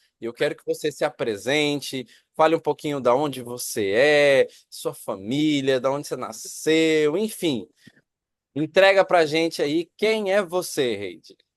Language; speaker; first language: Portuguese; native; Portuguese